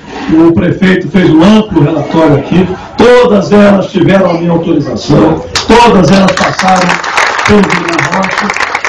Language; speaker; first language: Portuguese; native; Portuguese